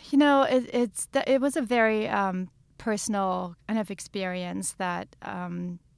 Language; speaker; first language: English; non-native, fluent; German